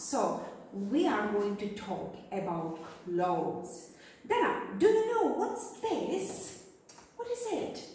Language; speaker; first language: English; non-native, fluent; Czech